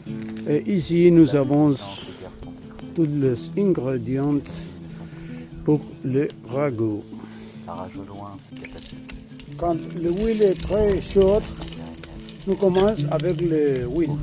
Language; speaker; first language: French; non-native, learner; Spanish